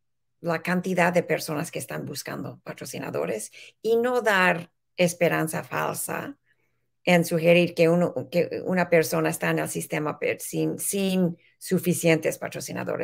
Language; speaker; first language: Spanish; early bilingual, heritage; Spanish